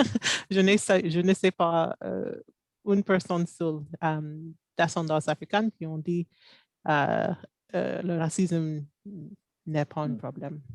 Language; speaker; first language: French; non-native, local second language; English